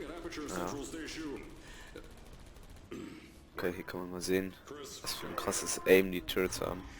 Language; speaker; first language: German; native; German